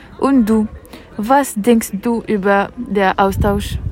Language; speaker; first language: German; non-native, fluent; French